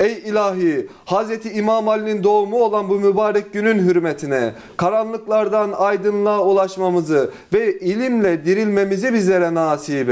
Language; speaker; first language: Turkish; native; Turkish